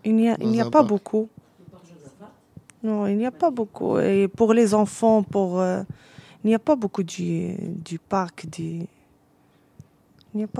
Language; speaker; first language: French; non-native, learner; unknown